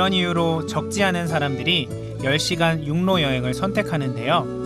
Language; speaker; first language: Korean; native; Korean